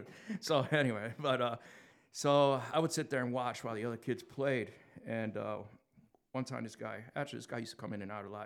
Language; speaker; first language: English; native; English